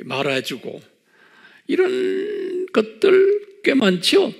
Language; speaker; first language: Korean; native; Korean